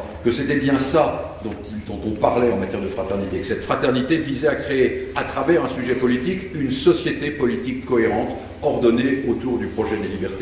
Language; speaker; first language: French; native; French